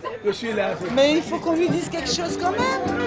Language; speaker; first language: French; native; French